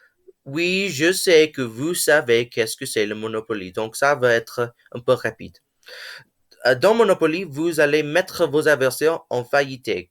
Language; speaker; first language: French; non-native, learner; English